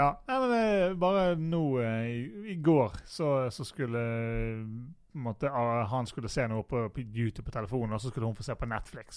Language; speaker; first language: Norwegian; native; Norwegian